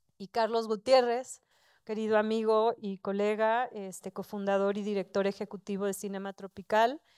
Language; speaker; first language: Spanish; native; Spanish